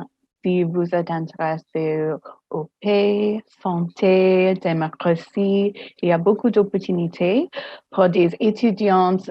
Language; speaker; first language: French; non-native, fluent; English